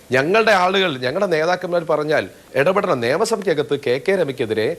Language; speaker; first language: Malayalam; native; Malayalam